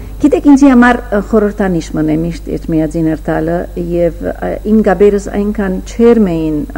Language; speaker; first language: Armenian; early bilingual, heritage; Armenian